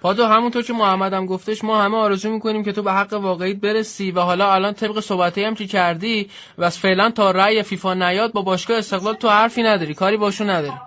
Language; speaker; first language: Persian; native; Persian